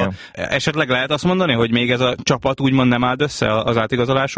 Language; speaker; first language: Hungarian; native; Hungarian